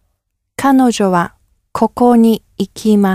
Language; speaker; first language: Japanese; non-native, learner; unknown